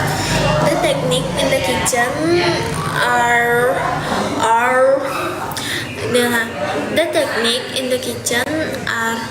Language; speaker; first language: English; non-native, learner; Indonesian